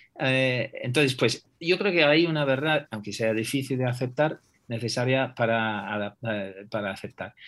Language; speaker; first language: Spanish; non-native, fluent; English